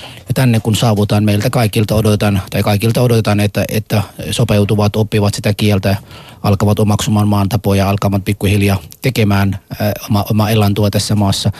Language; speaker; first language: Finnish; non-native, fluent; Persian